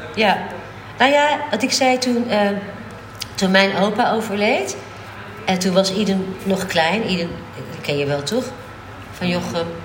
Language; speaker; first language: Dutch; native; Dutch